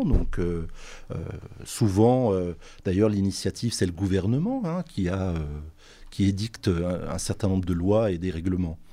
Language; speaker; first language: French; native; French